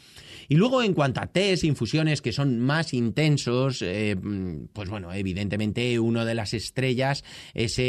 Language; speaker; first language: Spanish; native; Spanish